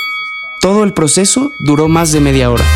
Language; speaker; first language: Spanish; native; Spanish